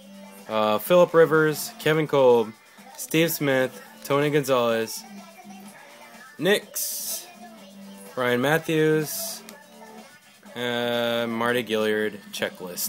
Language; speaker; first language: English; native; English